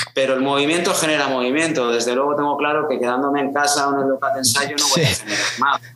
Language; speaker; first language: Spanish; native; Spanish